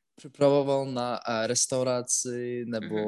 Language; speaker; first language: Czech; non-native, learner; Russian